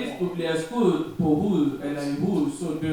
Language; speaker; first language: Danish; non-native, learner; French